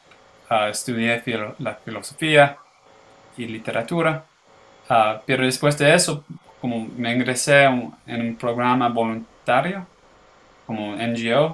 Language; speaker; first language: Spanish; early bilingual, heritage; English